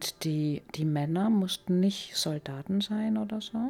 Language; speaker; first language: German; native; German